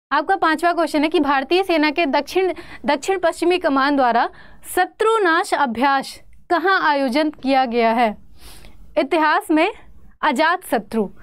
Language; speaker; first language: Hindi; native; Hindi